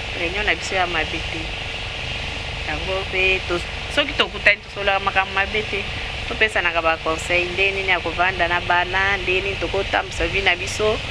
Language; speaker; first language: Lingala; non-native, local second language; Luba-Lulua